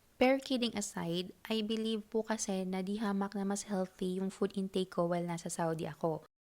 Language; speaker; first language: Filipino; native; Filipino